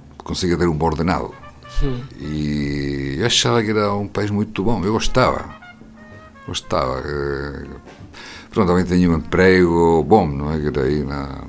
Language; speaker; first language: Portuguese; non-native, fluent; Spanish